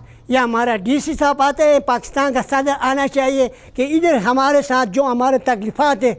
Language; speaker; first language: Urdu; non-native, local second language; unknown